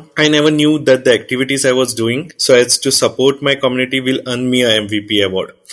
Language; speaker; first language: English; non-native, local second language; Konkani